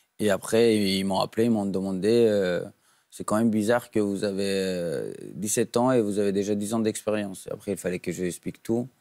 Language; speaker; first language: French; non-native, fluent; Persian